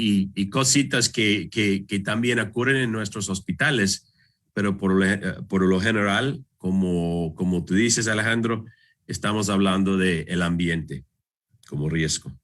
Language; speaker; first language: Spanish; non-native, fluent; English